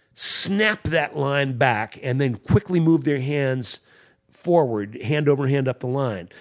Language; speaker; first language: English; native; English